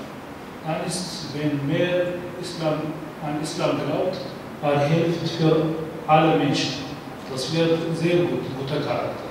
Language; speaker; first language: German; non-native, learner; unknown